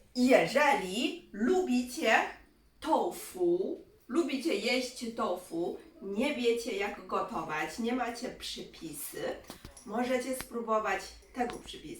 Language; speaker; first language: Polish; non-native, learner; Chinese